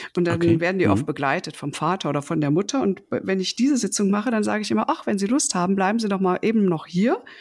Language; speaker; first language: German; native; German